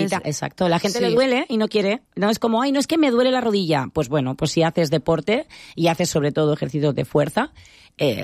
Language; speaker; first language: Spanish; native; Spanish